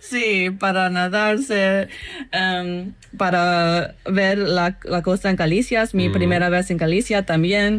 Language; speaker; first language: Spanish; non-native, learner; English